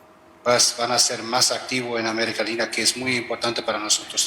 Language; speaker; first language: Spanish; non-native, fluent; German